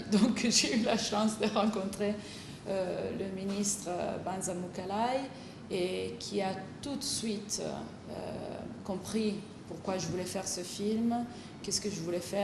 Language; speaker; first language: French; non-native, fluent; Italian